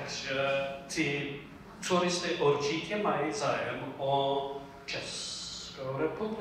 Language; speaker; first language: Czech; non-native, fluent; English